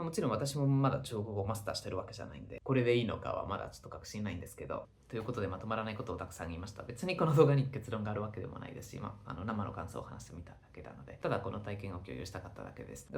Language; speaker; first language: Japanese; non-native, fluent; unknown